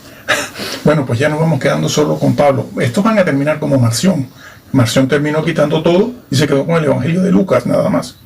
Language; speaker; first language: Spanish; native; Spanish